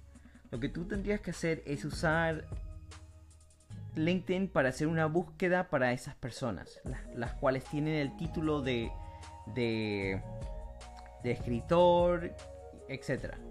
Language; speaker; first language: Spanish; early bilingual, heritage; Spanish